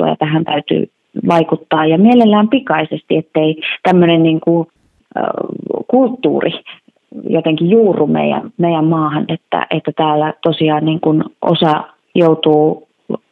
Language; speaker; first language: Finnish; native; Finnish